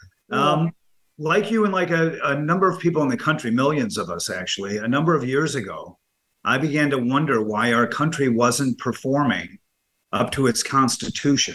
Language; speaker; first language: English; native; English